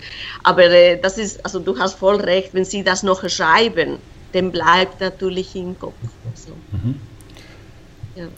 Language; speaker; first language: German; non-native, fluent; Spanish